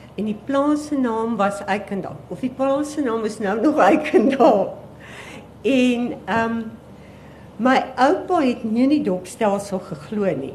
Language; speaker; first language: Afrikaans; native; Afrikaans